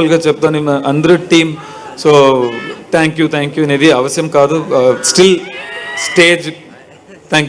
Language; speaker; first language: Telugu; non-native, learner; Tamil